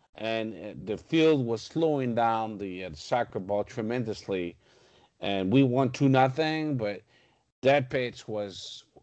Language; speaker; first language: English; non-native, fluent; Portuguese